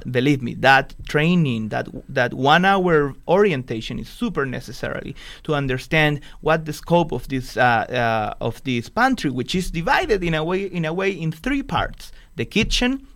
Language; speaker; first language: English; non-native, fluent; Spanish